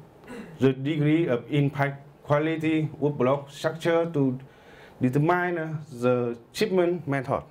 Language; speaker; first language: English; non-native, learner; Vietnamese